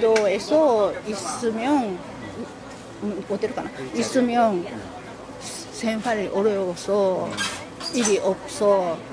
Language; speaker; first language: Korean; early bilingual, heritage; Japanese